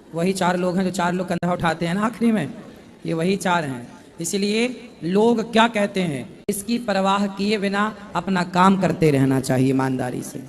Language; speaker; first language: Hindi; native; Hindi